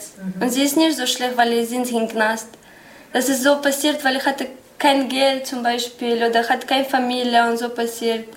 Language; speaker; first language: German; non-native, learner; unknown